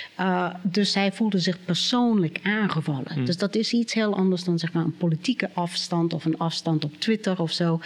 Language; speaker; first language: Dutch; non-native, fluent; English